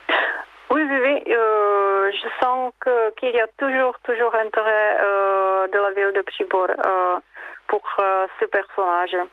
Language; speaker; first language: French; non-native, learner; Czech